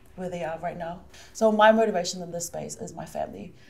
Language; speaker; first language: English; early bilingual, other home language; Samoan